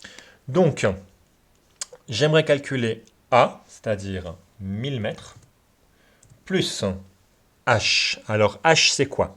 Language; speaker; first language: French; native; French